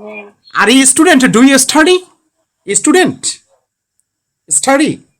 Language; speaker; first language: English; non-native, learner; Bangla